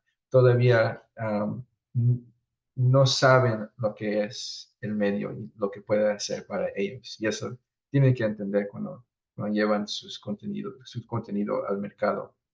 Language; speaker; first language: Spanish; early bilingual, heritage; Spanish